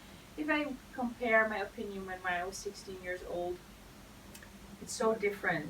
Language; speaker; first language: English; non-native, fluent; Dutch